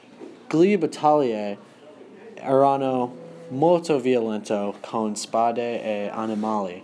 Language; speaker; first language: Italian; non-native, learner; English